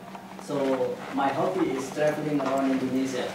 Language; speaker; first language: English; non-native, fluent; Indonesian